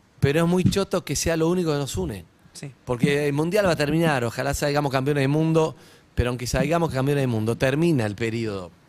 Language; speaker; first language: Spanish; native; Spanish